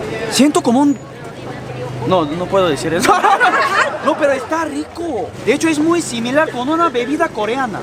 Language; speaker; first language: Spanish; non-native, fluent; Korean